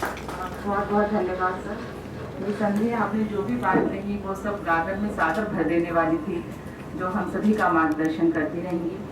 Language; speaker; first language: Hindi; native; Hindi